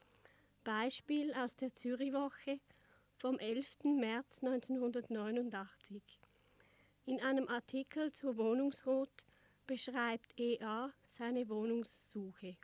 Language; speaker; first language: German; native; German